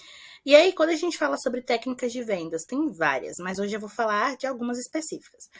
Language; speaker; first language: Portuguese; native; Portuguese